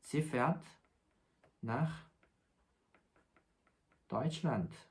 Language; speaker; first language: German; non-native, fluent; Korean